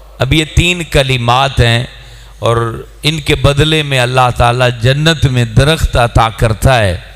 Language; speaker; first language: Urdu; non-native, local second language; Punjabi